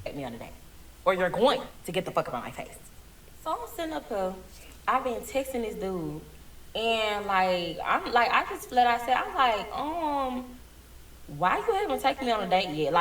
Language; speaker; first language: English; native; English